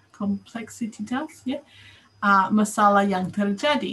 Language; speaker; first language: Indonesian; non-native, fluent; English